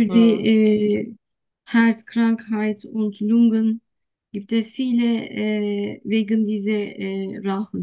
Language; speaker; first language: German; non-native, learner; Turkish